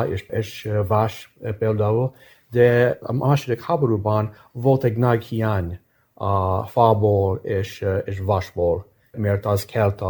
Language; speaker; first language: Hungarian; early bilingual, heritage; English